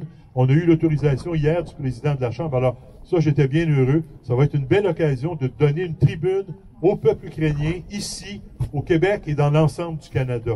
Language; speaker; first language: French; native; French